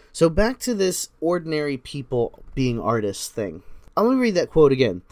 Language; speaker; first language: English; native; English